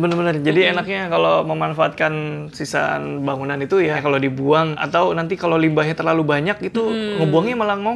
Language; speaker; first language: Indonesian; native; Indonesian